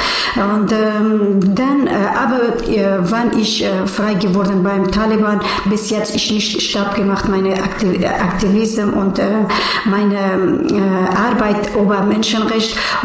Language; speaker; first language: German; non-native, learner; Persian